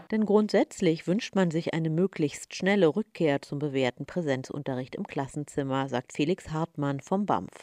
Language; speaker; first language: German; native; German